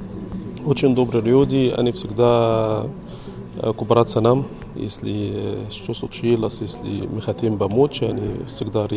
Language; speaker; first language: Russian; non-native, learner; Arabic